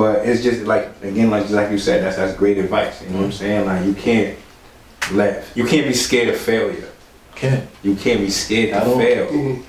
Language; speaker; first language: English; native; English